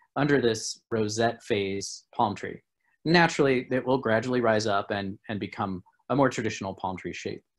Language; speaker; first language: English; native; English